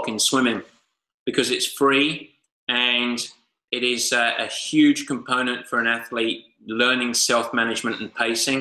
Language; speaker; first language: English; native; English